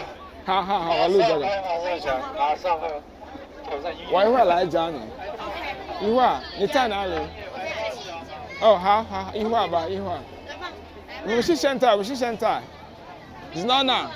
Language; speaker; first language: Chinese; non-native, learner; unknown